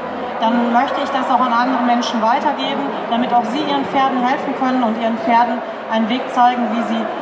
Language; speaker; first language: German; native; German